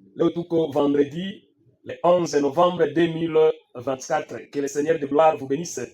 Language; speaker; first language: French; non-native, local second language; Swahili